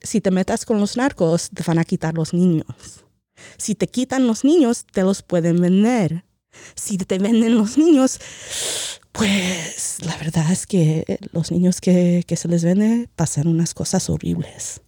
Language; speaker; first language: Spanish; early bilingual, heritage; Spanish